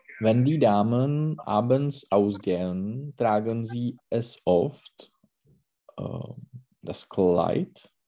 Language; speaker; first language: German; non-native, learner; Czech